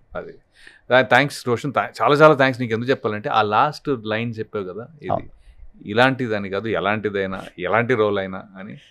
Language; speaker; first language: Telugu; native; Telugu